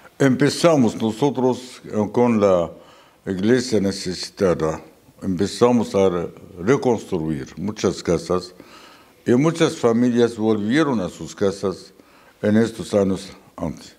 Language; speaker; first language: Spanish; non-native, fluent; Arabic